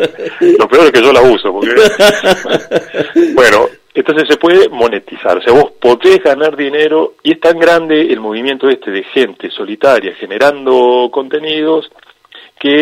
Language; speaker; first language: Spanish; native; Spanish